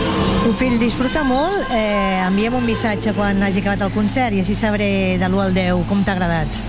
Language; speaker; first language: Catalan; native; Catalan